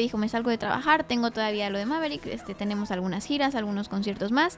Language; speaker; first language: Spanish; native; Spanish